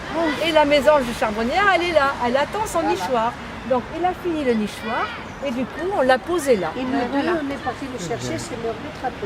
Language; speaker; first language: French; native; French